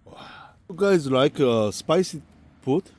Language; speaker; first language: English; non-native, learner; Korean